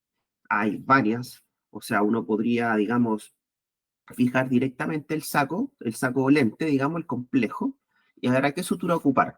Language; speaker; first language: Spanish; native; Spanish